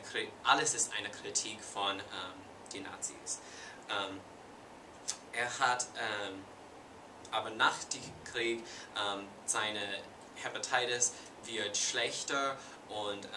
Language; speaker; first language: German; non-native, learner; English